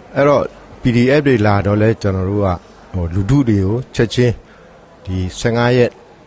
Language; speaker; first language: Burmese; non-native, local second language; Pa'o Karen